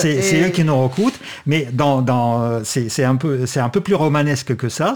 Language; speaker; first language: French; non-native, fluent; Russian